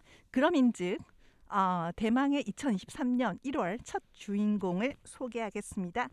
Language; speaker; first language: Korean; native; Korean